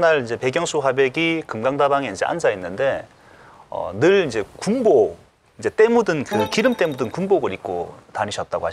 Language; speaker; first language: Korean; native; Korean